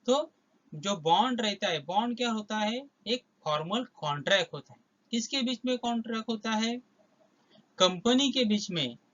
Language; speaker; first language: Hindi; non-native, local second language; Marathi